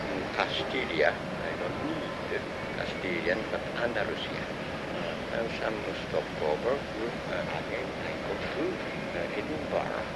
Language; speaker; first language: English; non-native, learner; Japanese